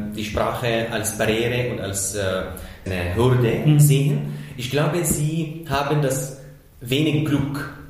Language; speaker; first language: German; non-native, fluent; Arabic